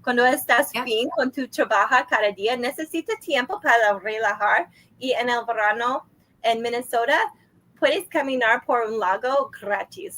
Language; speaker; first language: Spanish; non-native, learner; English